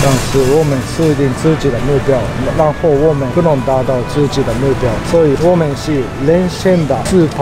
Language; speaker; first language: Chinese; non-native, fluent; Japanese